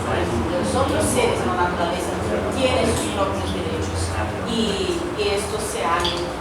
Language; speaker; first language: Spanish; non-native, fluent; Portuguese